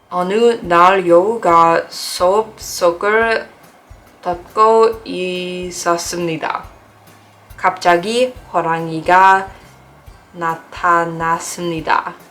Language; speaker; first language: Korean; non-native, learner; English